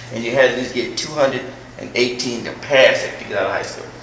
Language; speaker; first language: English; native; English